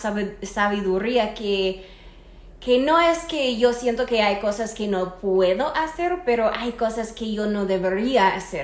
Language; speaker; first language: Spanish; non-native, fluent; English